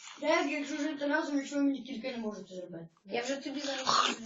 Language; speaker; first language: Ukrainian; native; Ukrainian